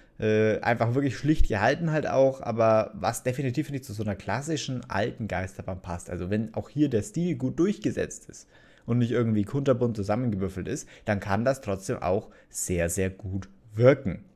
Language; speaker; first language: German; native; German